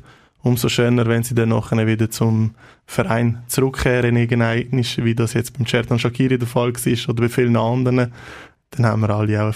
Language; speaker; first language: German; native; German